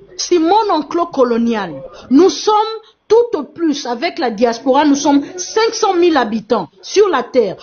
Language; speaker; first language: French; non-native, fluent; Portuguese